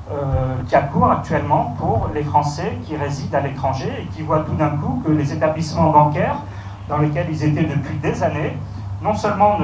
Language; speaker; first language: French; native; French